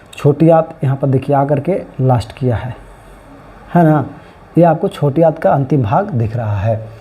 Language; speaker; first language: Hindi; native; Hindi